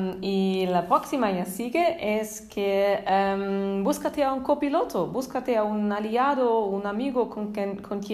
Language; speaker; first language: Spanish; non-native, learner; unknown